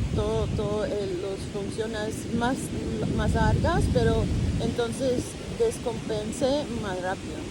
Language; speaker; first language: Spanish; early bilingual, heritage; Spanish